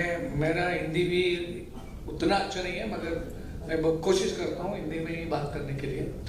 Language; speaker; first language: Hindi; non-native, local second language; Kannada